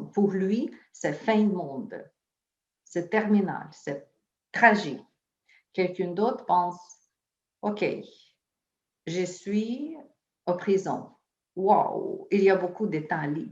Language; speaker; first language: French; non-native, fluent; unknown